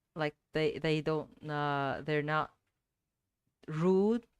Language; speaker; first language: English; non-native, fluent; Vietnamese